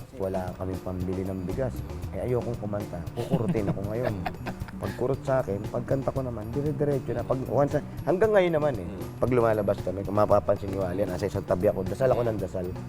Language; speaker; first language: Filipino; native; Filipino